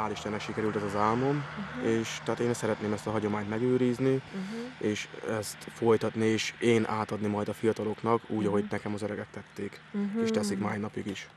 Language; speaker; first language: Hungarian; native; Hungarian